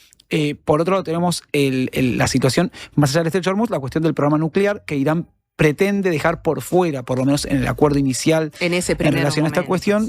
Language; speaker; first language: Spanish; native; Spanish